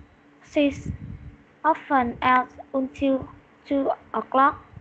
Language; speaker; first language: English; non-native, learner; Vietnamese